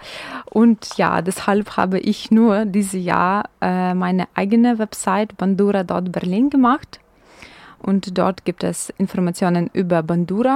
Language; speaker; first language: German; non-native, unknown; Ukrainian